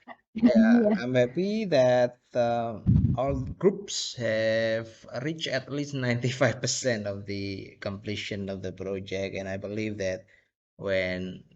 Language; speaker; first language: English; non-native, fluent; Indonesian